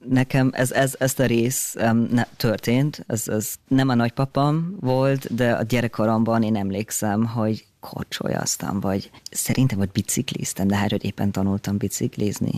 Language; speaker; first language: Hungarian; non-native, fluent; German